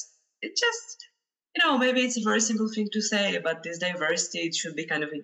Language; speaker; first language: English; non-native, fluent; Polish